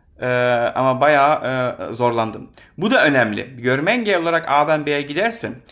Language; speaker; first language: Turkish; early bilingual, heritage; Turkish